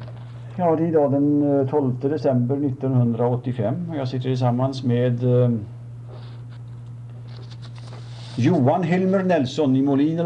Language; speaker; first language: Swedish; native; Swedish